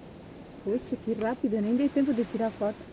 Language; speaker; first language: Portuguese; native; Portuguese